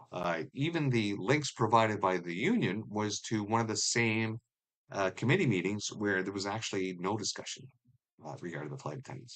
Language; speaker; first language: English; native; English